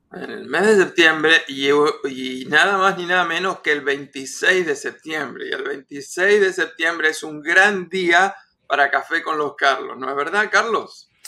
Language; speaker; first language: Spanish; native; Spanish